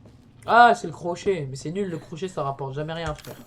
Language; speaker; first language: French; native; French